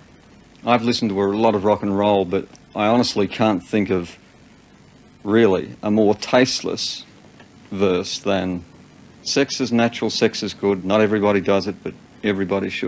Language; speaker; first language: English; native; English